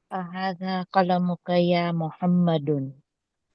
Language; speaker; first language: Arabic; non-native, learner; Urdu